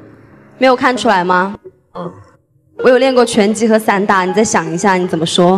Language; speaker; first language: Chinese; native; Chinese